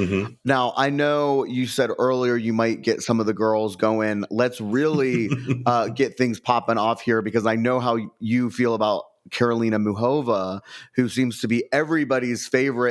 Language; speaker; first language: English; native; English